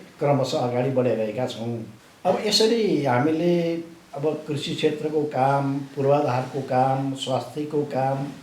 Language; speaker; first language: Nepali; native; Nepali